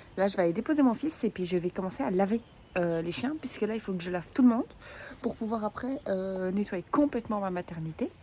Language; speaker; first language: French; native; French